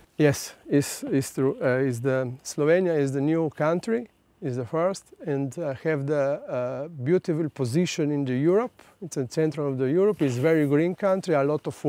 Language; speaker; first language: English; non-native, learner; Slovenian